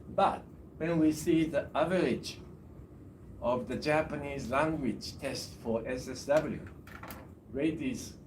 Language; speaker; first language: English; non-native, fluent; Japanese